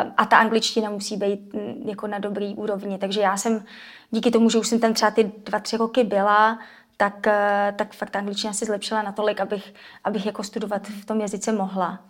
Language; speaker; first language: Czech; native; Czech